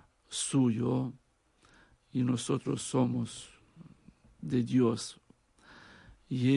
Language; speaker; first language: Spanish; non-native, fluent; Romanian